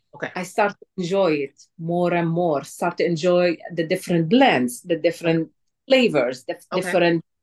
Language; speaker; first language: English; non-native, fluent; Arabic